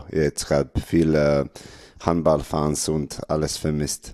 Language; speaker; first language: German; non-native, learner; Serbian